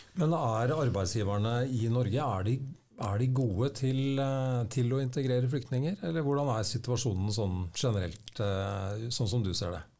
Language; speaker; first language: Norwegian; native; Norwegian